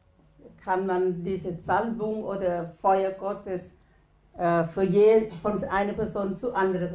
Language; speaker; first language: German; non-native, learner; Thai